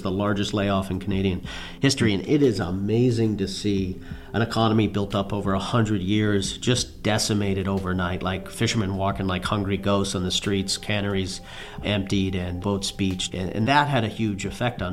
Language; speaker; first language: English; native; English